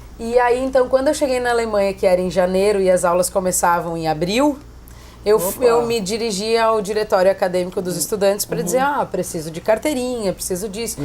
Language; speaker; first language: Portuguese; native; Portuguese